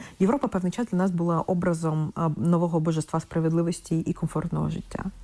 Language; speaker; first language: Ukrainian; non-native, local second language; Russian